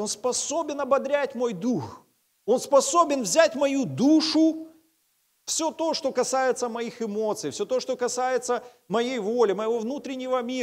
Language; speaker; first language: Russian; native; Russian